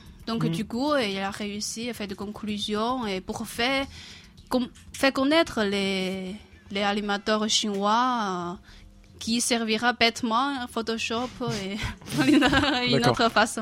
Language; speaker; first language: French; non-native, fluent; Chinese